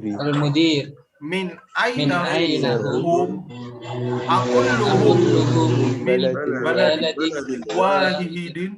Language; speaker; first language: Arabic; non-native, learner; Indonesian